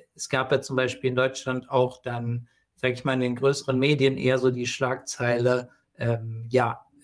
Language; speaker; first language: German; native; German